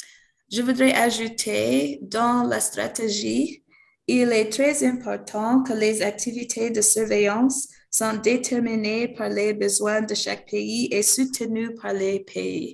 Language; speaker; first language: French; non-native, fluent; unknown